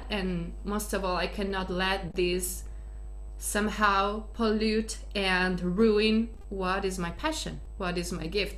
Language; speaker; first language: English; non-native, fluent; Italian